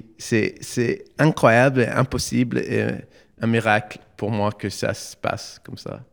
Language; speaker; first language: French; non-native, learner; English